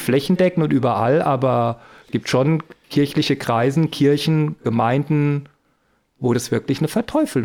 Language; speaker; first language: German; native; German